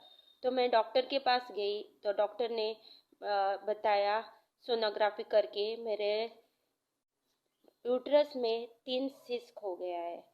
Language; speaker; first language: Hindi; non-native, local second language; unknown